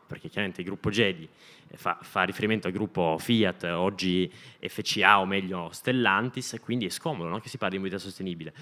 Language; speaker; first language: Italian; native; Italian